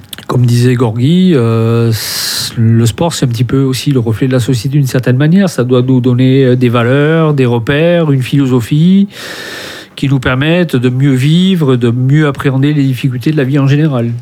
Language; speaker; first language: French; native; French